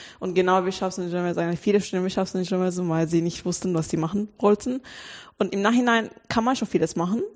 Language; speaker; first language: German; non-native, fluent; Turkish